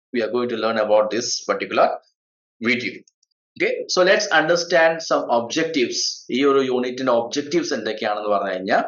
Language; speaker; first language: English; non-native, local second language; Malayalam